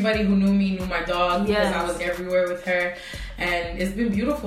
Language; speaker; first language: English; native; English